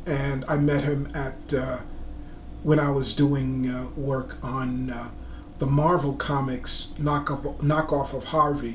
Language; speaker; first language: English; native; English